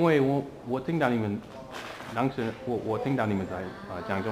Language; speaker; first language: Chinese; non-native, fluent; English